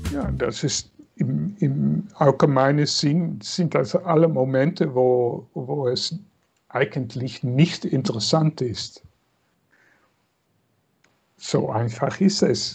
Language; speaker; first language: German; non-native, fluent; Dutch